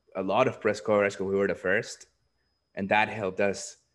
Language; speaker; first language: English; non-native, fluent; Spanish